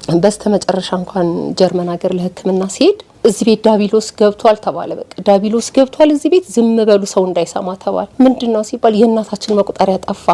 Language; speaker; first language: Amharic; native; Amharic